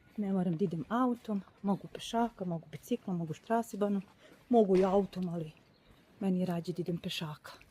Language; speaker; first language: Bosnian; native; Bosnian